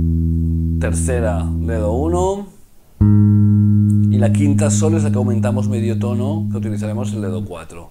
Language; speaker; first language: Spanish; native; Spanish